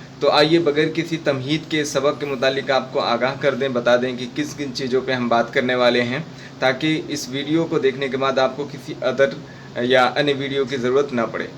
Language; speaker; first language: Urdu; native; Urdu